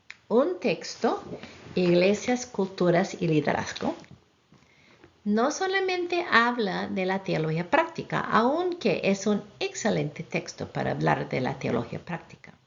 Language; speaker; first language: Spanish; non-native, fluent; English